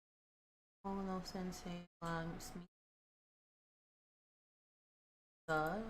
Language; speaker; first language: Japanese; non-native, learner; English